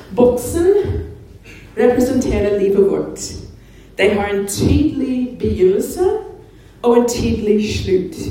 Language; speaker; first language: Norwegian; non-native, fluent; English